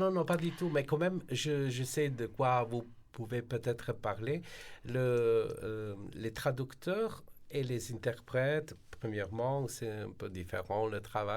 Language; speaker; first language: French; non-native, fluent; Slovenian